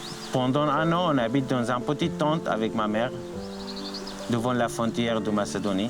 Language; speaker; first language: French; non-native, learner; Arabic